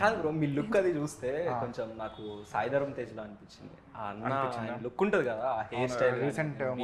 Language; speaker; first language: Telugu; native; Telugu